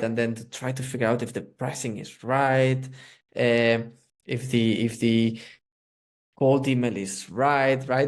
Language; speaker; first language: English; non-native, fluent; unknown